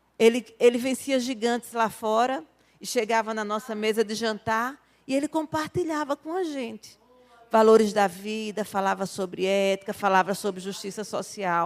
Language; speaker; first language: Portuguese; native; Portuguese